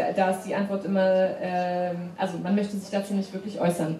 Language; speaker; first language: German; native; German